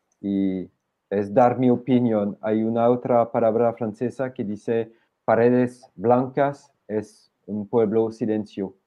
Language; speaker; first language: Spanish; non-native, fluent; French